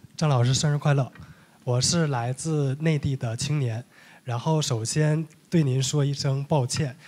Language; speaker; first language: Chinese; native; Chinese